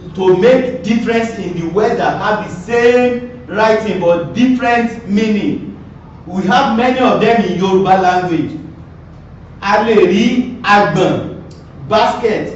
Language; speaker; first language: English; non-native, local second language; Yoruba